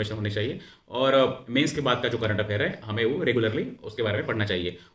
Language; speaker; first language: Hindi; non-native, local second language; Marathi